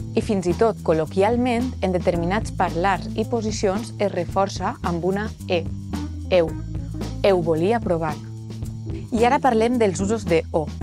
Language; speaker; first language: Catalan; native; Catalan